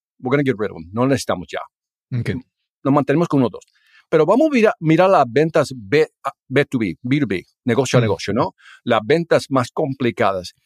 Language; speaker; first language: Spanish; early bilingual, heritage; Spanish